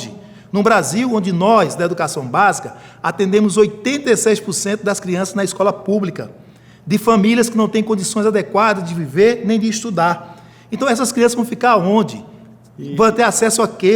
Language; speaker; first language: Portuguese; native; Portuguese